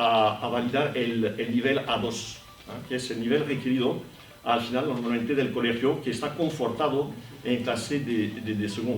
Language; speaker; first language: Spanish; non-native, fluent; French